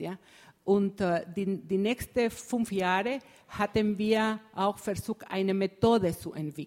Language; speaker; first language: German; non-native, fluent; Spanish